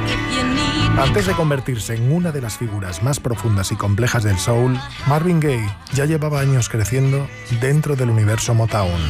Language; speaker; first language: Spanish; native; Spanish